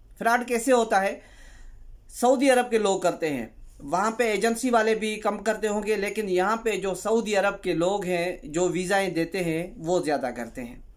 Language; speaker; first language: Urdu; non-native, local second language; Sindhi